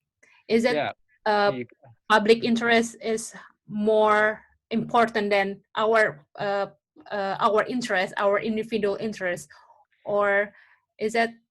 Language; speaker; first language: English; non-native, local second language; Indonesian